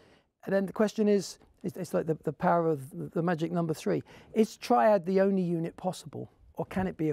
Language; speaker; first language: English; native; English